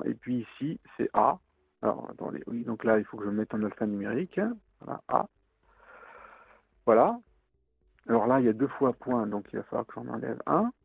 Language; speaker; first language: French; native; French